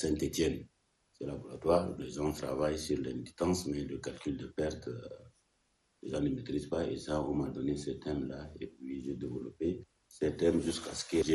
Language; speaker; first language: French; non-native, local second language; Arabic